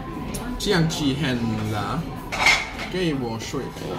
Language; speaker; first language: Chinese; non-native, learner; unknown